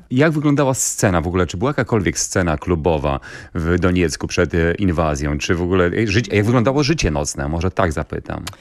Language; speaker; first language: Polish; native; Polish